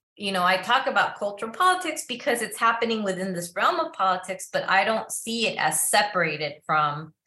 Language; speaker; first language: English; early bilingual, other home language; Spanish